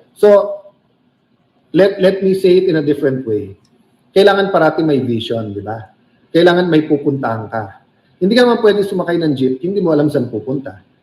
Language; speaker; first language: Filipino; native; Filipino